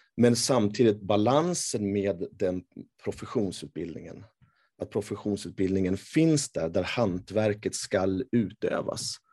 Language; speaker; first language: Swedish; native; Swedish